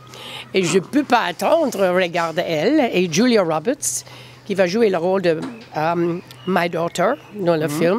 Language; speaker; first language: French; non-native, fluent; English